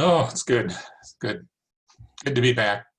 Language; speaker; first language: English; non-native, learner; Japanese